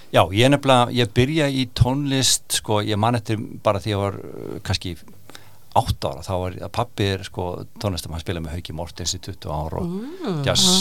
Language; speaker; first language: Icelandic; native; Icelandic